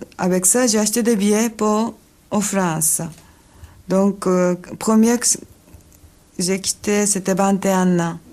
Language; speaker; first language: French; non-native, learner; Japanese